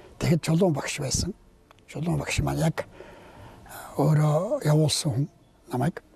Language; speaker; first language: Mongolian; native; Mongolian